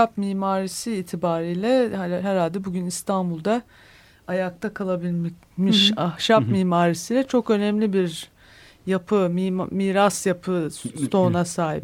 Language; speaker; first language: Turkish; native; Turkish